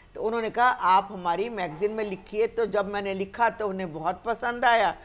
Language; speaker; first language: Hindi; native; Hindi